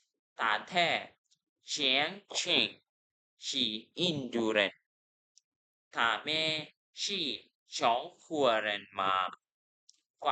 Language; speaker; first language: Chinese; non-native, learner; Malay